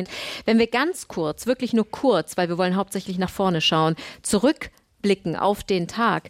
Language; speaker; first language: German; native; German